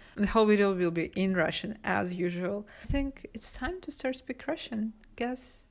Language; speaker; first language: English; non-native, fluent; Russian